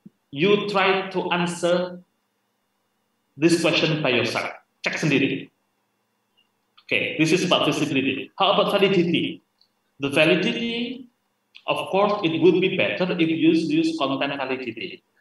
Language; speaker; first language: English; non-native, fluent; Indonesian